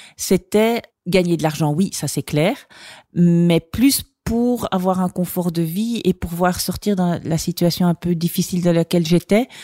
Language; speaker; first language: French; native; French